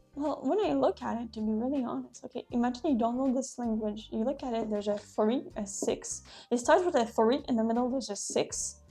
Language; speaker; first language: English; native; English